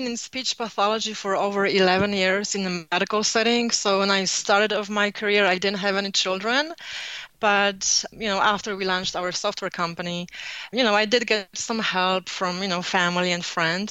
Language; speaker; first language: English; non-native, fluent; Polish